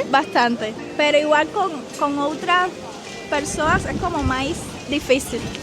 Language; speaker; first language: Galician; non-native, learner; Spanish